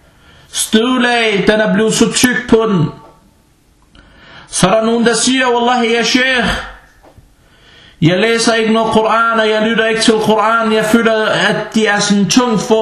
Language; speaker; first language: Danish; non-native, fluent; Arabic